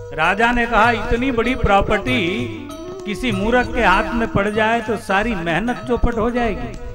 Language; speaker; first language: Hindi; non-native, local second language; Marathi